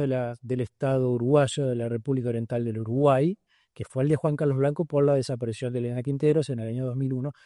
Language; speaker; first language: Spanish; native; Spanish